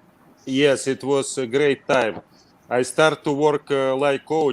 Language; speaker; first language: English; non-native, learner; Russian